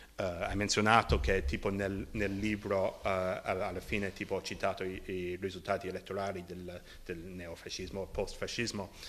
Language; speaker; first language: Italian; non-native, fluent; English